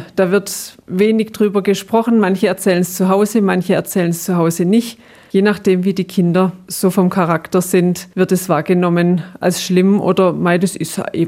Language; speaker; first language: German; native; German